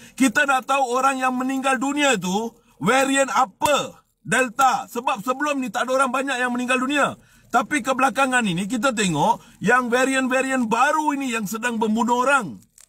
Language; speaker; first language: Malay; non-native, local second language; Tamil